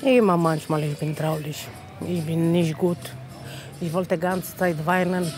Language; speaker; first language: German; non-native, learner; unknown